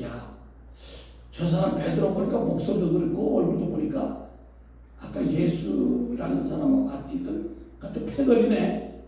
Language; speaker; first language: Korean; native; Korean